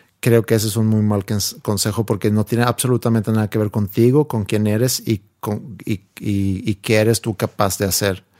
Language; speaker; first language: Spanish; non-native, fluent; Swedish